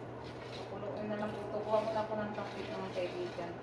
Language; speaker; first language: Filipino; non-native, local second language; Cebuano